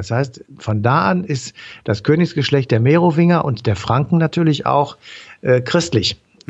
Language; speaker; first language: German; native; German